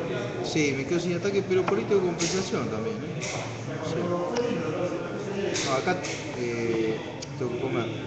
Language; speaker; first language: Spanish; native; Spanish